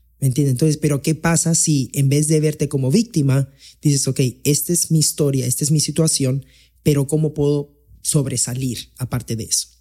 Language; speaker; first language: Spanish; early bilingual, heritage; Spanish